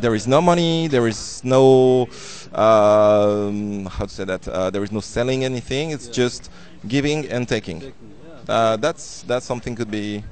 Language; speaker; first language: English; non-native, fluent; French